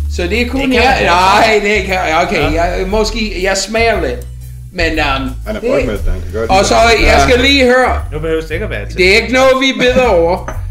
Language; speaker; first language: Danish; non-native, fluent; English